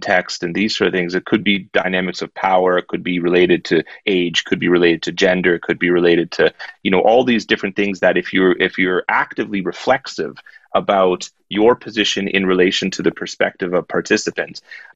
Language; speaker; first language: English; native; English